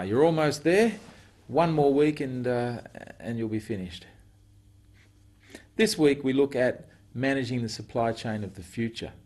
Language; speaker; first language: English; native; English